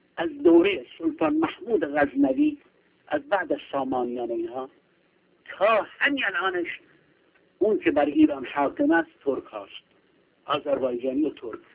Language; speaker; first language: Persian; non-native, local second language; Kurdish